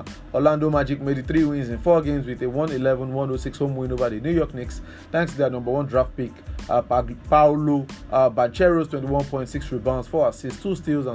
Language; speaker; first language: English; non-native, local second language; Yoruba